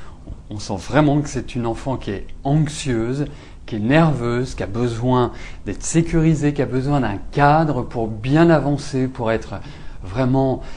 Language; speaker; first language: French; native; French